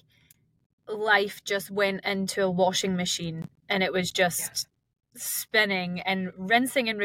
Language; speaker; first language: English; native; English